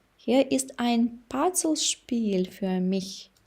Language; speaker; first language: German; non-native, fluent; Ukrainian